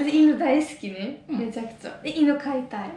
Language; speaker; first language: Japanese; non-native, fluent; Italian